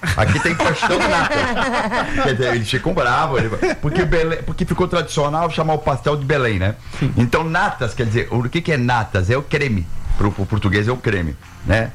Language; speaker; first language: Portuguese; native; Portuguese